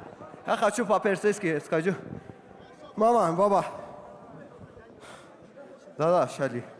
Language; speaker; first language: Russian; non-native, learner; Persian